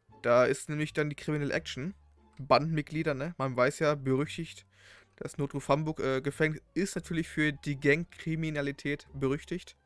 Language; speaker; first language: German; native; German